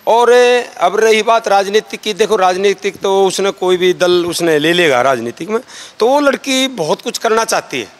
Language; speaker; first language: Hindi; native; Hindi